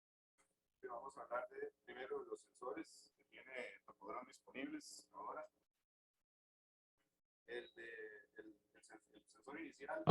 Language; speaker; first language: Spanish; native; Spanish